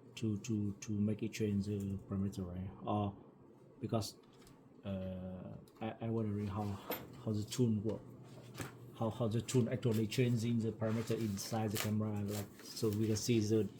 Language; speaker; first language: English; non-native, learner; Vietnamese